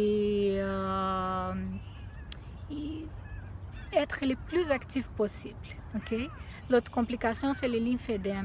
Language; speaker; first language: French; non-native, fluent; Portuguese